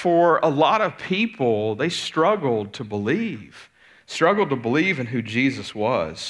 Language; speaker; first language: English; native; English